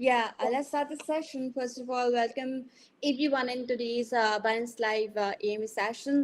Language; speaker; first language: English; non-native, fluent; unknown